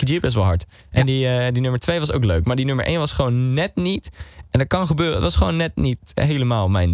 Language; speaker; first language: Dutch; native; Dutch